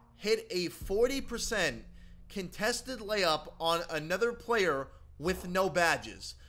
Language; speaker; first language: English; native; English